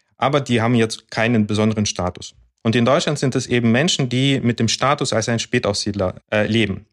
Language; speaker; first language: German; early bilingual, other home language; Russian